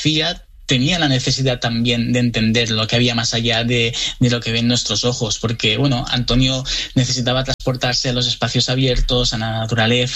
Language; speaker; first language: Spanish; native; Spanish